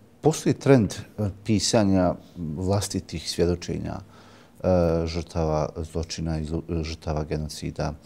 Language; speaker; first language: Bosnian; native; Bosnian